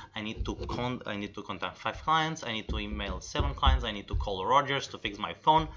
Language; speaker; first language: English; non-native, fluent; Romanian